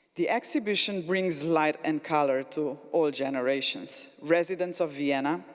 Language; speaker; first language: English; non-native, fluent; Slovenian